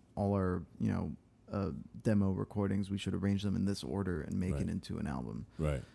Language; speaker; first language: English; early bilingual, other home language; French